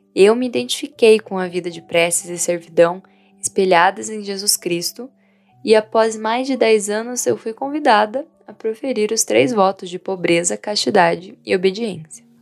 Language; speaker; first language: Portuguese; non-native, fluent; Vietnamese